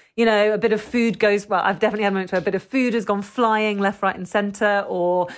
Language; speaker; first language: English; native; English